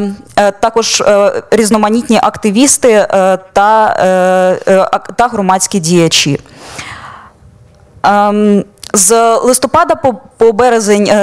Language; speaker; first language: Ukrainian; native; Ukrainian